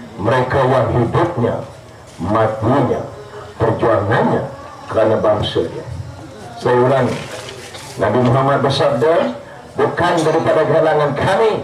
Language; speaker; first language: Malay; native; Malay